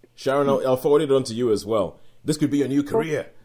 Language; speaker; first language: English; non-native, local second language; Yoruba